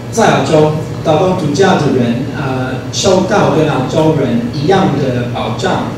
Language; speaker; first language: Chinese; non-native, fluent; English